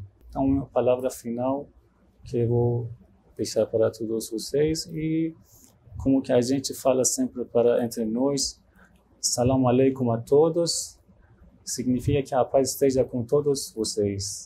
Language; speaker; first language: Portuguese; non-native, learner; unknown